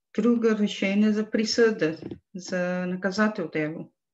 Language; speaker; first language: Bulgarian; non-native, learner; Portuguese